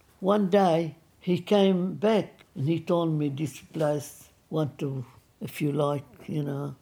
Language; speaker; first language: English; non-native, fluent; Arabic